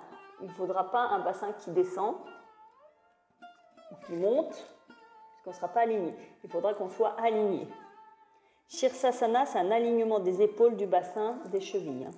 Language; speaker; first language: French; native; French